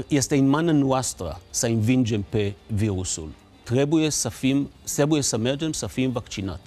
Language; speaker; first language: Romanian; non-native, fluent; Hebrew